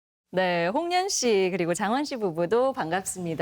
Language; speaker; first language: Korean; native; Korean